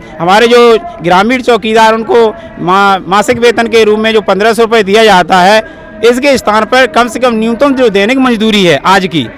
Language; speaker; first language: Hindi; native; Hindi